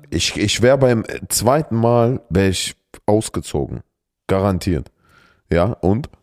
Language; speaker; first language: German; early bilingual, other home language; Russian